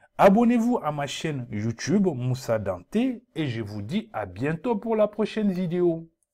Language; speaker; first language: French; non-native, local second language; Dyula